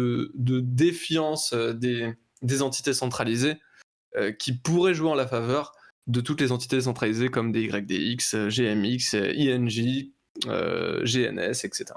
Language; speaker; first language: French; native; French